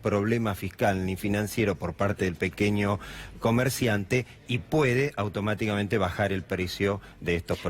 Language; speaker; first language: Spanish; native; Spanish